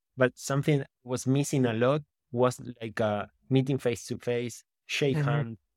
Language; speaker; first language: English; non-native, fluent; Spanish